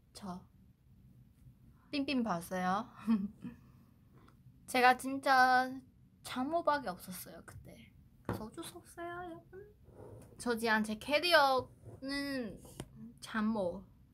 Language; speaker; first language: Korean; non-native, fluent; Chinese